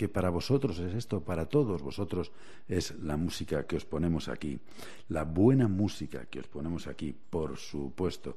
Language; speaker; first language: Spanish; native; Spanish